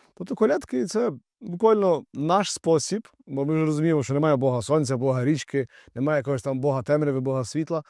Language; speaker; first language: Ukrainian; native; Ukrainian